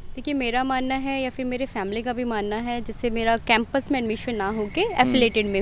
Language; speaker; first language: Hindi; native; Hindi